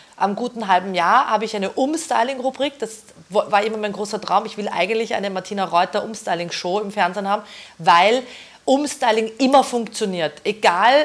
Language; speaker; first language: German; native; German